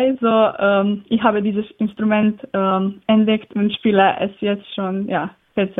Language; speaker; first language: German; non-native, learner; Slovenian